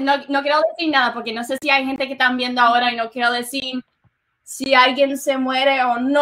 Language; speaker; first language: Spanish; native; Spanish